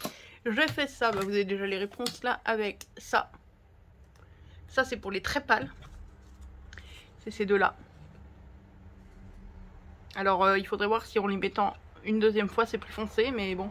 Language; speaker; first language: French; native; French